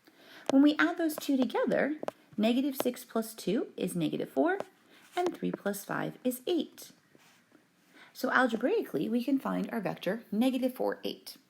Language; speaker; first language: English; native; English